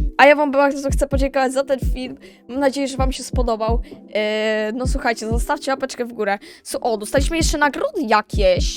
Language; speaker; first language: Polish; native; Polish